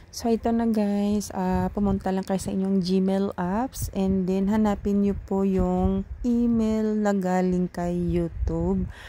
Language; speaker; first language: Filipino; native; Filipino